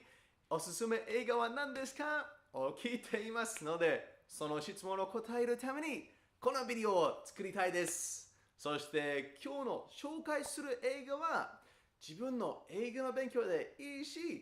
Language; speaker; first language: Japanese; non-native, fluent; English